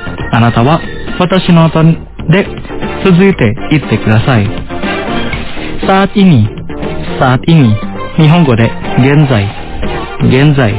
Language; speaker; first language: Japanese; non-native, fluent; Indonesian